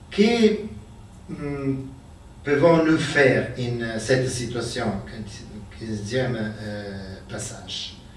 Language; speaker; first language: French; non-native, learner; Italian